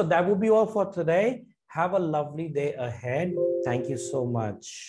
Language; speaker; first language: English; non-native, local second language; Punjabi